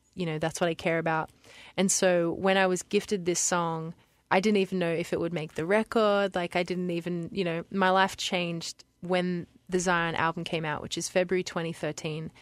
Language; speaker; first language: English; native; English